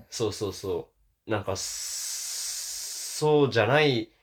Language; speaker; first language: Japanese; early bilingual, other home language; German